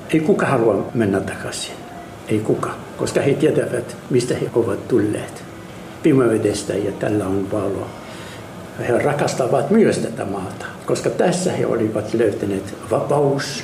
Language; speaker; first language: Finnish; non-native, fluent; Arabic